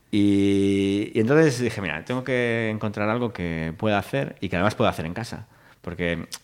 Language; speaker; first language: Spanish; native; Spanish